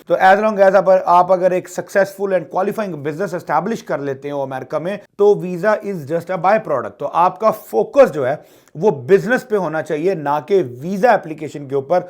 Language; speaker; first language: Urdu; native; Urdu